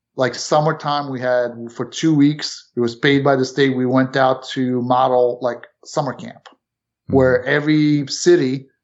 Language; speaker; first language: English; early bilingual, other home language; Romanian